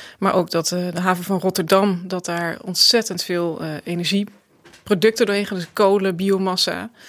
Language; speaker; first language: Dutch; native; Dutch